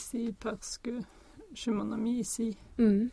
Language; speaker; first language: French; non-native, learner; Swedish